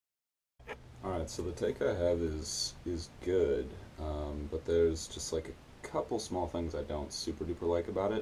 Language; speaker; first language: English; native; English